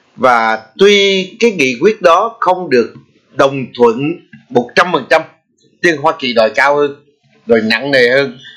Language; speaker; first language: Vietnamese; native; Vietnamese